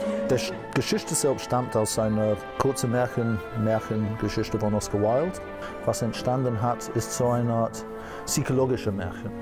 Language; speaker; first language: German; non-native, fluent; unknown